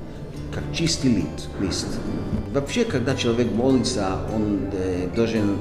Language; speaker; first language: Russian; non-native, fluent; Hebrew